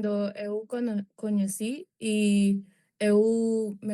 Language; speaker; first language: Portuguese; non-native, learner; Spanish